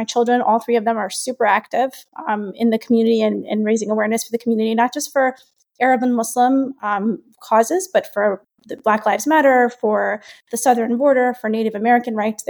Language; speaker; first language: English; native; English